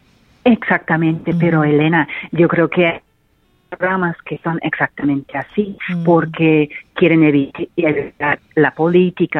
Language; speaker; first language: Spanish; non-native, fluent; English